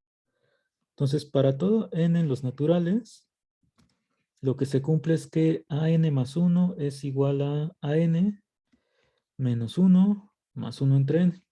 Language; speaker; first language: Spanish; native; Spanish